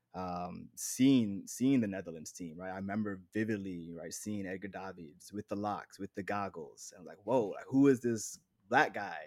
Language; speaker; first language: English; native; English